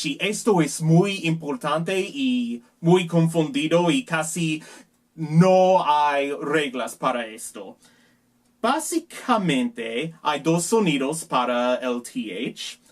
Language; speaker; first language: Spanish; non-native, learner; English